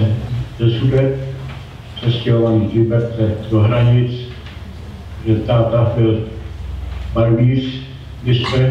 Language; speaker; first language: Czech; non-native, local second language; German